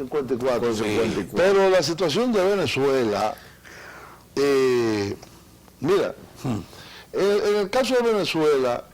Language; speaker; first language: Spanish; native; Spanish